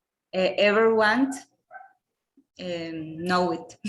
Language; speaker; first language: English; non-native, learner; Spanish